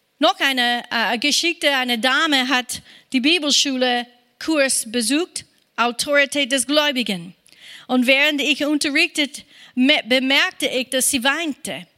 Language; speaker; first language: German; non-native, fluent; English